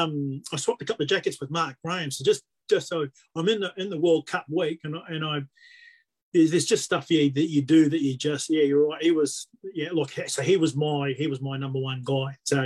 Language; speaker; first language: English; native; English